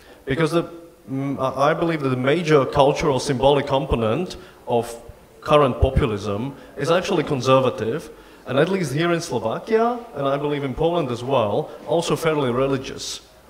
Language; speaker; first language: English; non-native, fluent; Slovak